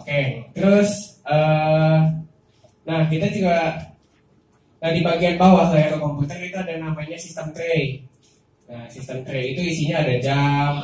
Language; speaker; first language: Indonesian; native; Indonesian